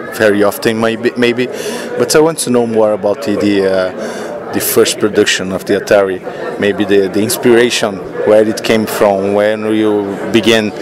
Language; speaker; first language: English; non-native, fluent; Portuguese